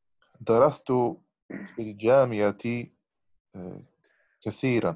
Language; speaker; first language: Arabic; non-native, learner; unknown